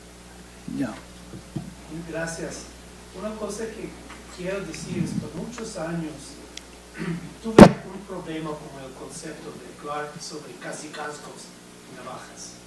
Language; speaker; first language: Spanish; non-native, fluent; English